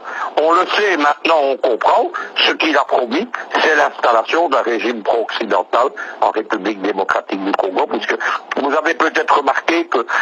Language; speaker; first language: French; native; French